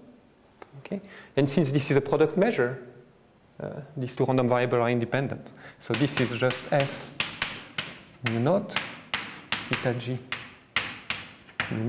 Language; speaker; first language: English; non-native, fluent; French